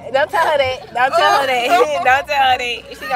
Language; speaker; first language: English; native; English